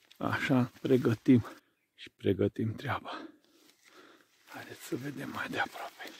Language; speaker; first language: Romanian; non-native, local second language; Hungarian